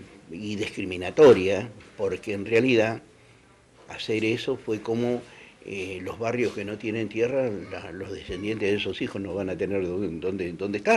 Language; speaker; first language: Spanish; native; Spanish